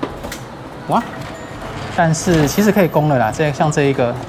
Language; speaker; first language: Chinese; native; Chinese